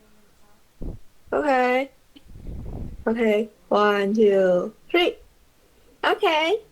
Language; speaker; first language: English; non-native, learner; Chinese